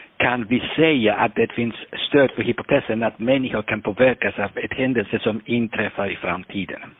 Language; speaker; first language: Swedish; non-native, fluent; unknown